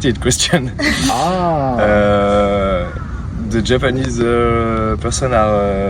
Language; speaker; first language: English; non-native, learner; French